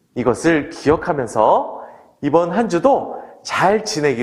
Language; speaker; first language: Korean; native; Korean